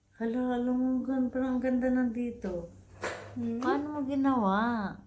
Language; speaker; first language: Filipino; non-native, local second language; Cebuano